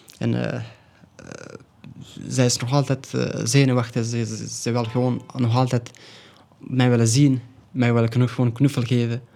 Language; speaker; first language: Dutch; non-native, learner; Pashto